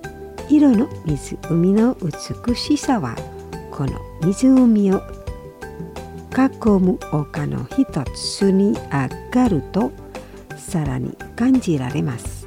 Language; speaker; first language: Japanese; non-native, fluent; Indonesian